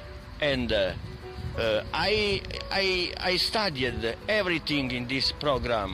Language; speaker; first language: English; non-native, learner; Italian